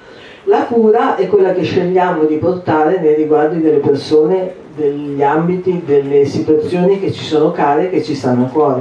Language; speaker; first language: Italian; native; Italian